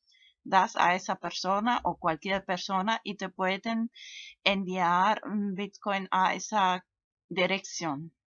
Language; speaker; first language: Spanish; non-native, fluent; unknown